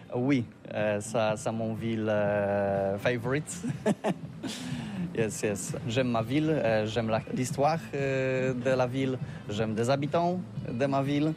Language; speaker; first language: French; non-native, learner; Polish